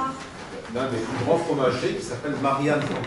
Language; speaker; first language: French; native; French